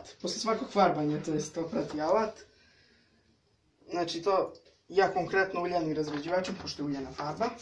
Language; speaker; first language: Serbian; native; Serbian